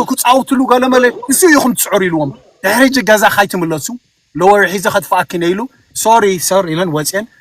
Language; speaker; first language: Tigrinya; early bilingual, heritage; Tigrinya